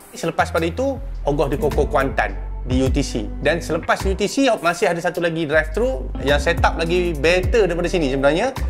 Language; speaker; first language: Malay; native; Malay